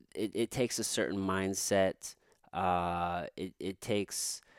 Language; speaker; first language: English; native; English